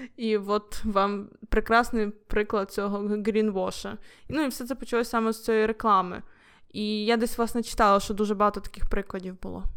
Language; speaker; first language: Ukrainian; non-native, local second language; Russian